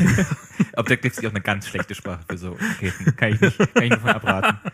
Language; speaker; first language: German; native; German